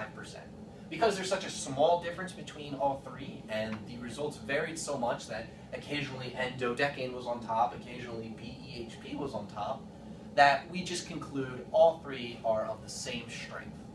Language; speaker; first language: English; native; English